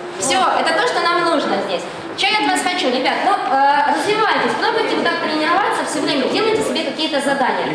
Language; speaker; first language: Russian; native; Russian